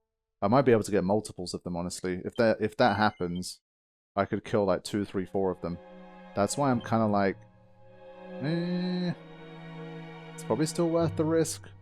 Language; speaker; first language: English; native; English